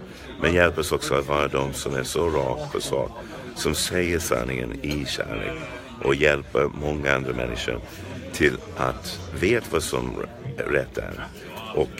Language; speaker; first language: Swedish; non-native, fluent; English